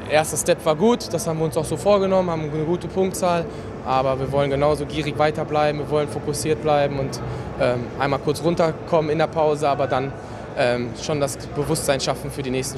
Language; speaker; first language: German; native; German